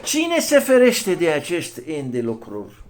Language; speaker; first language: Romanian; non-native, fluent; Arabic